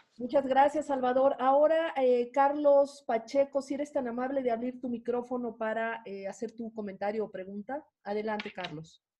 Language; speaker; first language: Spanish; native; Spanish